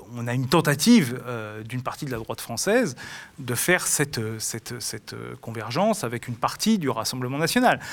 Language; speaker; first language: French; native; French